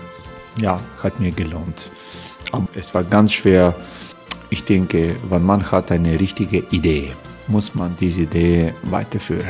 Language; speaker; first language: German; non-native, learner; Croatian